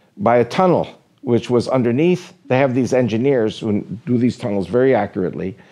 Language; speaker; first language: English; native; English